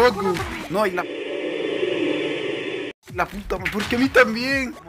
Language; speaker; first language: Spanish; native; Spanish